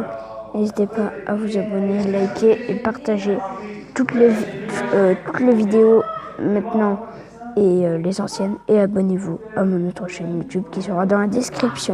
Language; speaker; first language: French; native; French